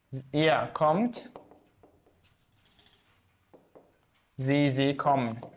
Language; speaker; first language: German; non-native, fluent; Azerbaijani